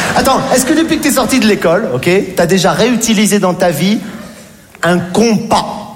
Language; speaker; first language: French; native; French